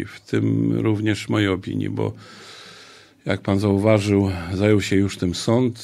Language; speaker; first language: Polish; native; Polish